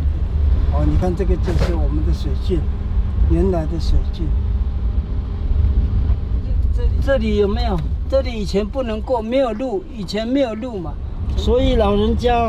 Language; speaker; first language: Chinese; non-native, local second language; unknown